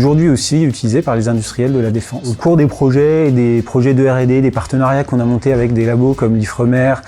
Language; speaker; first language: French; native; French